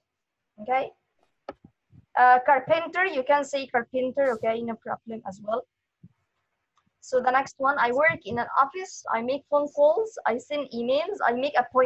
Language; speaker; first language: English; non-native, fluent; Arabic